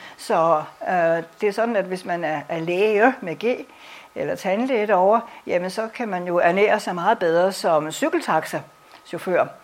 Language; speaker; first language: Danish; native; Danish